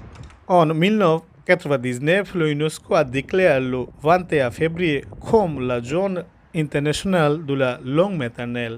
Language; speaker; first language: French; non-native, learner; Bangla